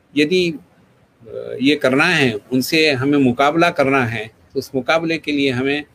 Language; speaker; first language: Hindi; non-native, local second language; Gujarati